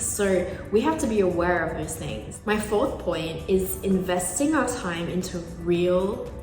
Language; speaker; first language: English; native; English